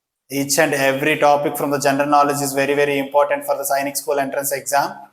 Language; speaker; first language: English; non-native, local second language; Telugu